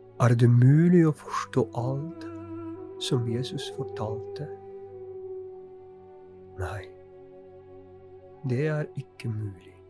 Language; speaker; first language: Norwegian; non-native, fluent; Polish